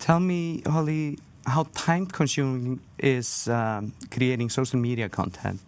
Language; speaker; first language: English; non-native, fluent; Icelandic